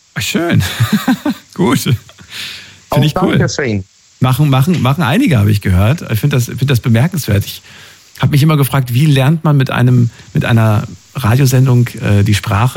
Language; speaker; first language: German; native; German